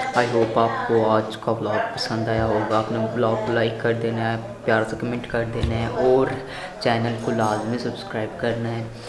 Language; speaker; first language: Urdu; non-native, local second language; Punjabi